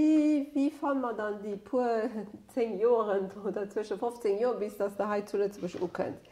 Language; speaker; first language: German; non-native, local second language; Luxembourgish